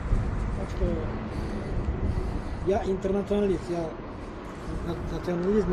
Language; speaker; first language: Russian; non-native, local second language; Ukrainian